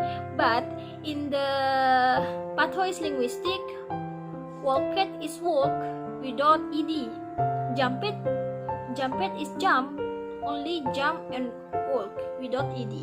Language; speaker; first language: English; non-native, learner; Indonesian